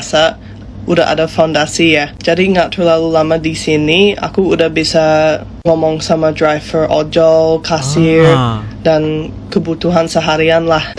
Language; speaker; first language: Indonesian; non-native, fluent; English